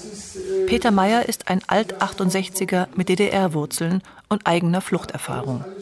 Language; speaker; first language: German; native; German